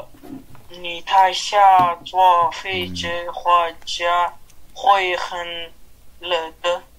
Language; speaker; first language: Chinese; non-native, learner; Mongolian